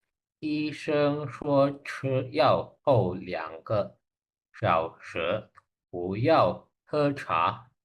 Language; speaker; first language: Chinese; non-native, learner; Indonesian